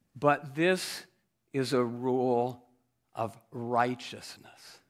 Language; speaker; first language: English; native; English